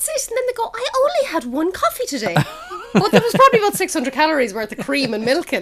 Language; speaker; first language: English; native; English